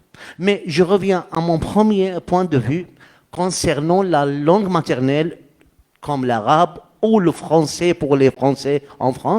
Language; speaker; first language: French; non-native, fluent; Arabic